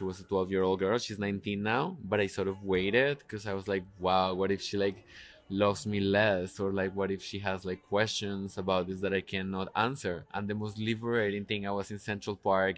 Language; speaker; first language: English; non-native, fluent; Spanish